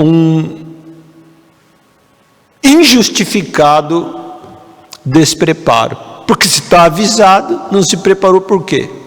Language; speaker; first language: Portuguese; native; Portuguese